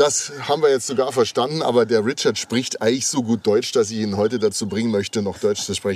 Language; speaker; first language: German; native; German